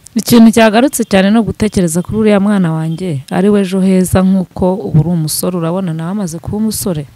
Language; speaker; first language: Kinyarwanda; native; Kinyarwanda